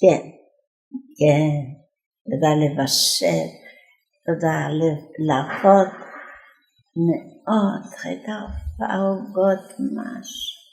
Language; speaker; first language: Hebrew; non-native, fluent; Yiddish